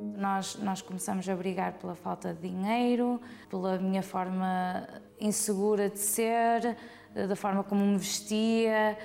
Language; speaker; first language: Portuguese; early bilingual, heritage; Portuguese